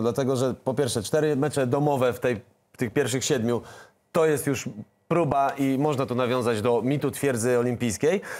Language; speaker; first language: Polish; native; Polish